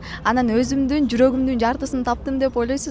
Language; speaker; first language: Kyrgyz; native; Kyrgyz